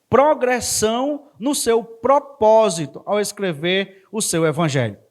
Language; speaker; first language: Portuguese; native; Portuguese